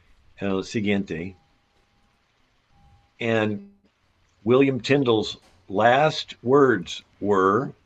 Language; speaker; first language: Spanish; non-native, learner; English